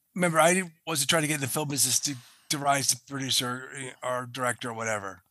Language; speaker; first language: English; native; English